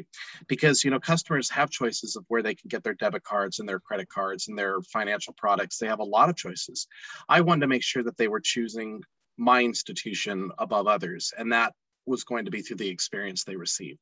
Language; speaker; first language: English; native; English